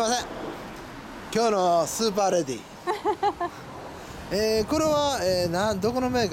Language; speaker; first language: Japanese; native; Japanese